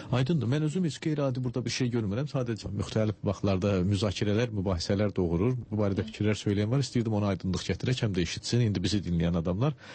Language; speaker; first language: Azerbaijani; native; Azerbaijani